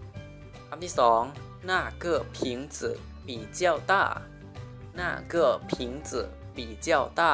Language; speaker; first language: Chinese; non-native, fluent; Lao